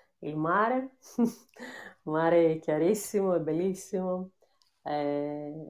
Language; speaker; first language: Italian; non-native, fluent; Greek